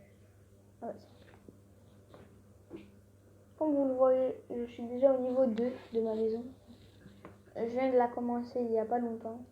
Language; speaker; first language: French; native; French